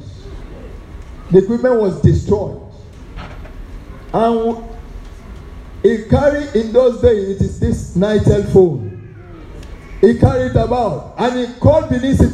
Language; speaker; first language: English; non-native, local second language; Hausa